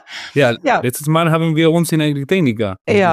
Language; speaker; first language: German; non-native, fluent; Spanish